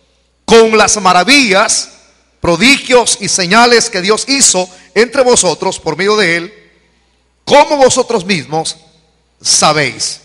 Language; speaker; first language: Spanish; native; Spanish